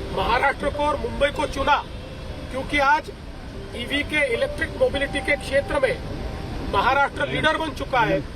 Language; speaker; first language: Hindi; non-native, local second language; Marathi